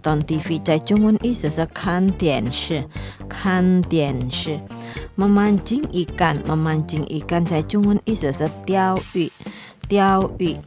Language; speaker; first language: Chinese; non-native, fluent; Indonesian